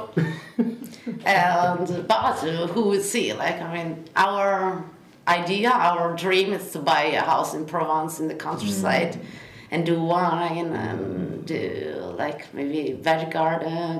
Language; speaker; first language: English; non-native, fluent; Italian